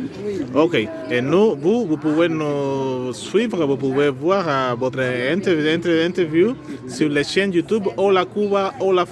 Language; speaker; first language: French; non-native, learner; Spanish